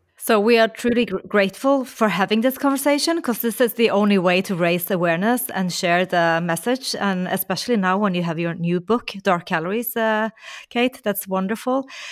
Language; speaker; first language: English; non-native, fluent; Norwegian